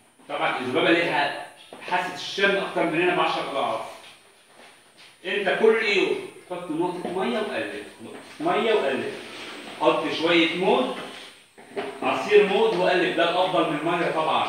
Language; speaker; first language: Arabic; native; Arabic